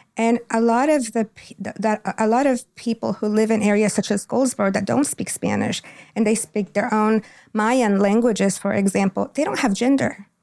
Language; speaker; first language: English; non-native, fluent; Spanish